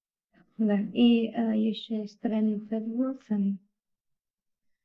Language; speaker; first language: Russian; non-native, learner; English